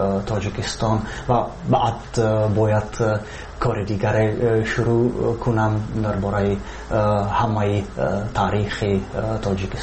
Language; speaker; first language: Persian; non-native, learner; Czech